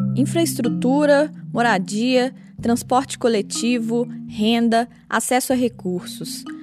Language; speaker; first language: Portuguese; native; Portuguese